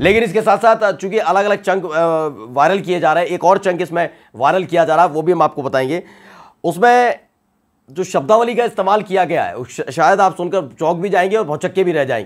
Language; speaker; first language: Hindi; native; Hindi